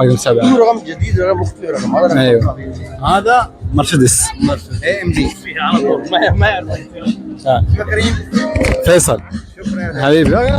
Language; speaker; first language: Arabic; non-native, learner; Urdu